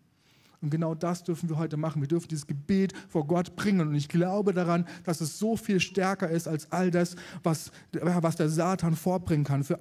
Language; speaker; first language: German; native; German